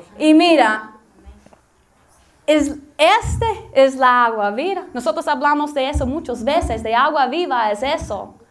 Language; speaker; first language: Spanish; non-native, learner; English